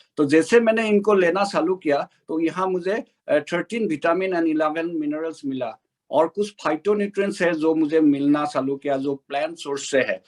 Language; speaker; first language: Hindi; non-native, local second language; Assamese